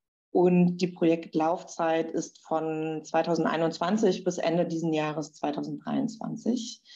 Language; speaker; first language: German; native; German